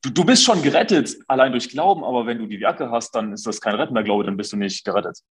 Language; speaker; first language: German; native; German